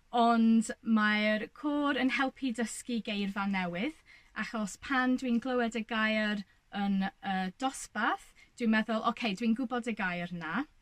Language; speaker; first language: Welsh; non-native, learner; English